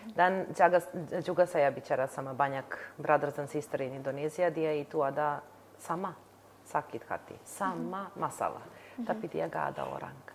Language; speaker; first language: Indonesian; non-native, learner; Serbian